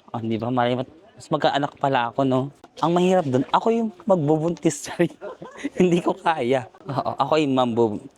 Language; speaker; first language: Filipino; non-native, local second language; Cebuano